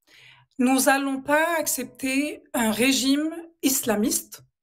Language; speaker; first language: French; non-native, local second language; Arabic